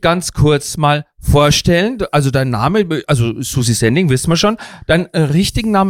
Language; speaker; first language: German; native; German